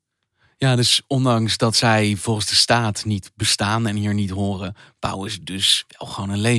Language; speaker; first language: Dutch; native; Dutch